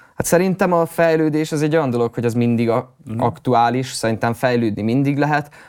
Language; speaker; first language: Hungarian; native; Hungarian